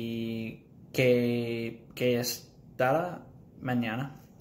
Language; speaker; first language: Spanish; non-native, learner; English